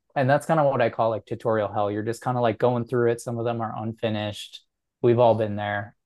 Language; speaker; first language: English; native; English